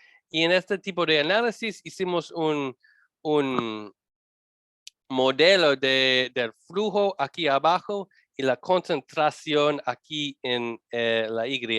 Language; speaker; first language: Spanish; non-native, learner; English